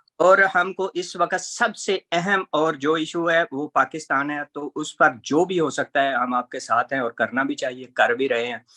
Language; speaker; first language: Urdu; non-native, local second language; Punjabi